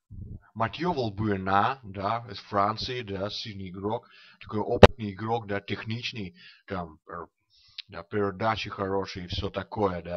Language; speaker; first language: Russian; non-native, fluent; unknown